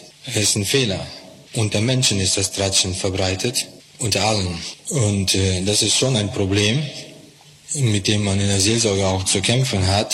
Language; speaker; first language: German; non-native, fluent; Russian